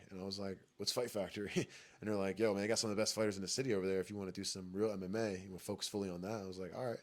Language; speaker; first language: English; native; English